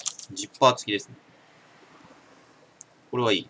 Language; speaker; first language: Japanese; native; Japanese